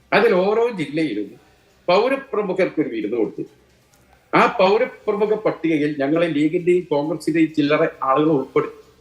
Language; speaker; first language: Malayalam; native; Malayalam